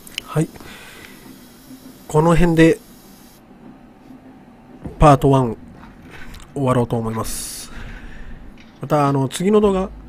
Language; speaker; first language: Japanese; native; Japanese